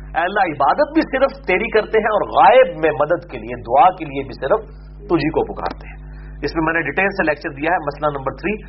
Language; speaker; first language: Urdu; non-native, local second language; Punjabi